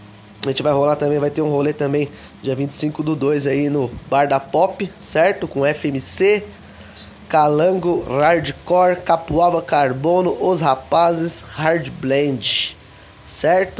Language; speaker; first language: Portuguese; native; Portuguese